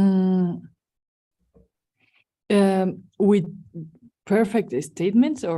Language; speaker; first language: English; non-native, learner; Spanish